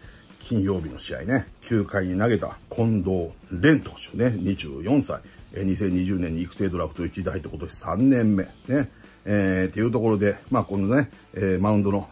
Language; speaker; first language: Japanese; native; Japanese